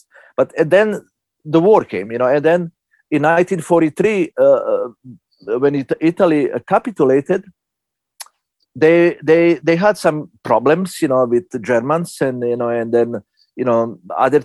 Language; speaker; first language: English; non-native, fluent; Bosnian